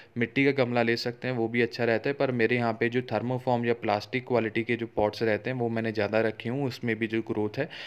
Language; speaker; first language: Hindi; native; Hindi